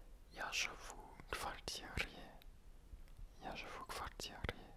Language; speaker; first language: Russian; non-native, learner; French